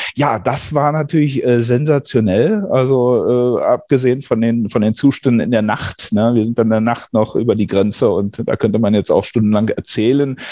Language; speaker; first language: German; native; German